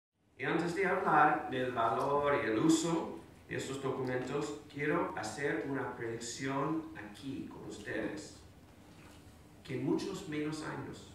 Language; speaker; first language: Spanish; non-native, fluent; English